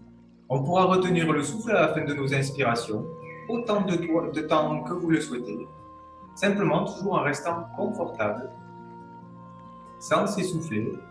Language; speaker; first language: French; native; French